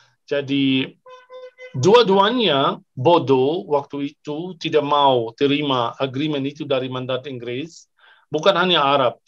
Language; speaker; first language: Indonesian; non-native, fluent; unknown